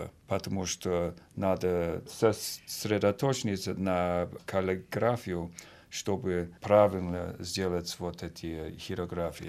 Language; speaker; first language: Russian; non-native, fluent; Finnish